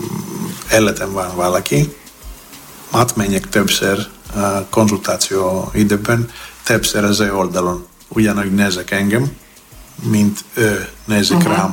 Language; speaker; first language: Hungarian; non-native, learner; Greek